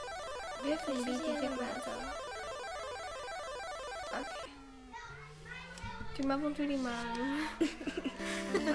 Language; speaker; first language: Welsh; non-native, local second language; English